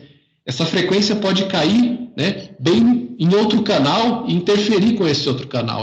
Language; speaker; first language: Portuguese; native; Portuguese